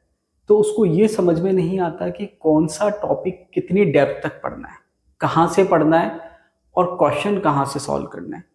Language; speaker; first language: Hindi; native; Hindi